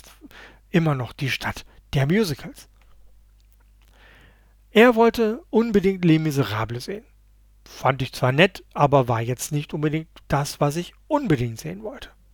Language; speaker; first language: German; native; German